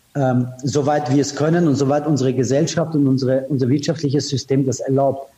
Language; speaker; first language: German; non-native, fluent; Persian